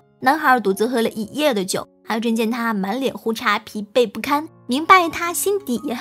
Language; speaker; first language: Chinese; native; Chinese